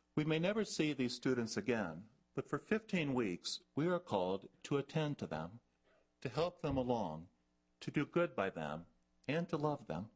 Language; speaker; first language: English; native; English